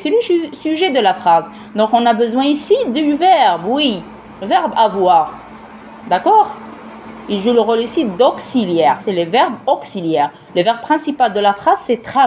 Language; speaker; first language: French; non-native, local second language; Arabic